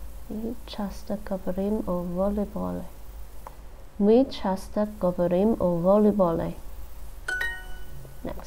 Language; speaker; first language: Russian; non-native, learner; English